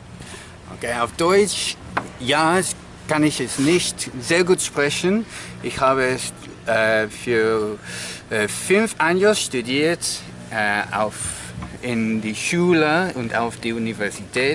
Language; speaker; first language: German; non-native, learner; English